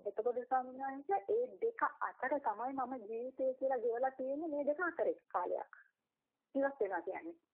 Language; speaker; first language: Sinhala; non-native, local second language; Tamil